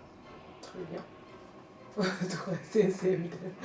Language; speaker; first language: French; non-native, learner; Japanese